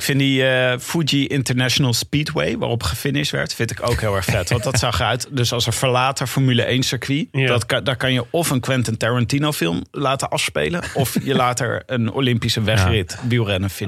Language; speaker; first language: Dutch; native; Dutch